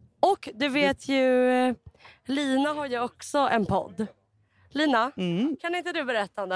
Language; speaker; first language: Swedish; native; Swedish